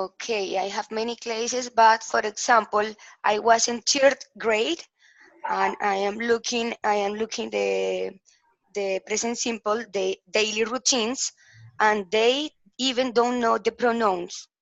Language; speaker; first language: English; non-native, learner; Spanish